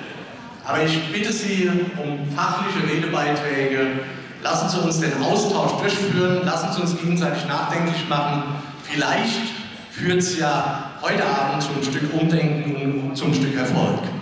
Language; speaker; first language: German; native; German